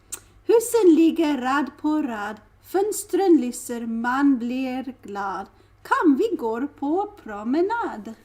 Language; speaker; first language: Swedish; non-native, learner; English